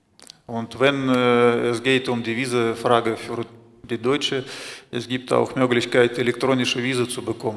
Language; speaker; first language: German; non-native, fluent; Russian